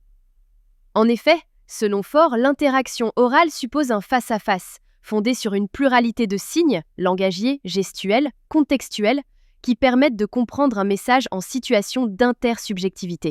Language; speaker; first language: French; non-native, local second language; Arabic